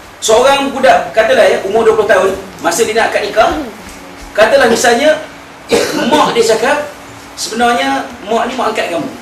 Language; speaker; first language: Malay; native; Malay